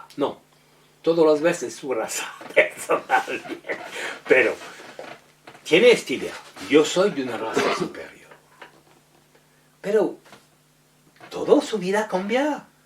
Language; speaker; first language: Spanish; non-native, learner; French